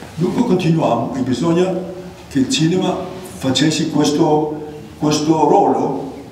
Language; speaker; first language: Italian; non-native, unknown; Greek